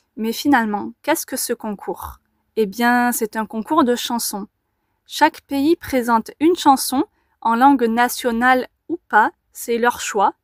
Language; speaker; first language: French; native; French